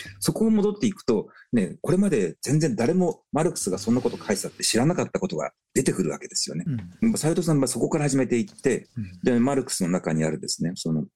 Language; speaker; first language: Japanese; native; Japanese